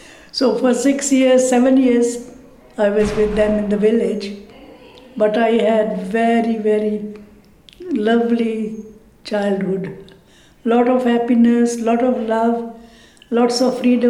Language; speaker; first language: English; non-native, local second language; Punjabi